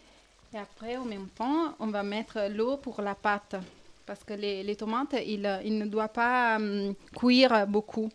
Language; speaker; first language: French; non-native, fluent; Italian